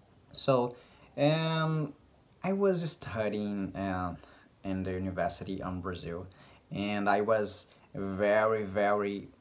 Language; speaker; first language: English; non-native, learner; Portuguese